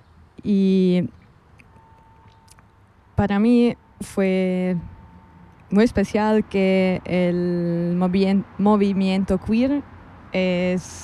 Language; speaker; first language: Spanish; non-native, fluent; German